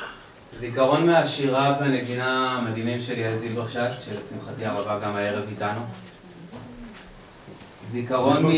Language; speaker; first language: Hebrew; native; Hebrew